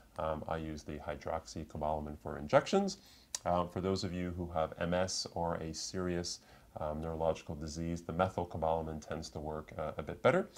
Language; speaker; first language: English; native; English